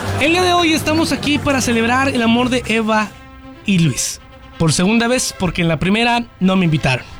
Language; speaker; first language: Spanish; early bilingual, heritage; Spanish